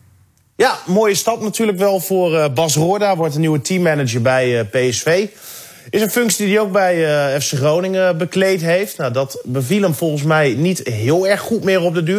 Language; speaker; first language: Dutch; native; Dutch